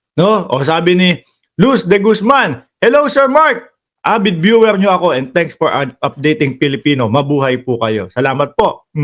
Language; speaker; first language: Filipino; native; Filipino